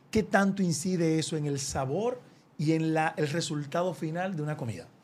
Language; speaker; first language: Spanish; native; Spanish